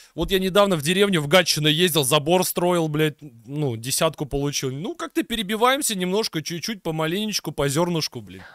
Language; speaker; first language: Russian; native; Russian